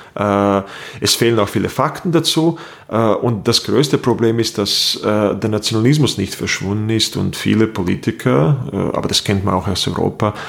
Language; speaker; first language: German; non-native, fluent; Bosnian